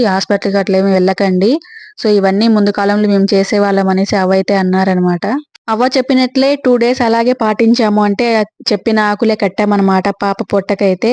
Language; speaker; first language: Telugu; non-native, local second language; Lambadi